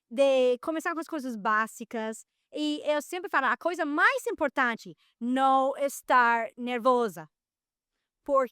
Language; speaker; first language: Portuguese; non-native, fluent; Spanish